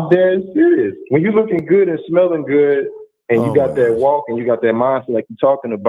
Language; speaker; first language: English; native; English